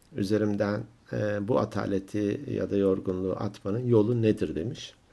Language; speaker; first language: Turkish; native; Turkish